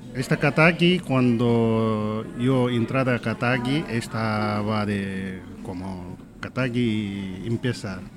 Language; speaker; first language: Spanish; non-native, learner; Nepali